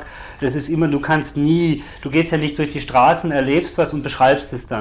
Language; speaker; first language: German; native; German